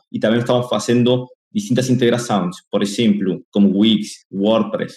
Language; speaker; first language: Portuguese; non-native, fluent; Spanish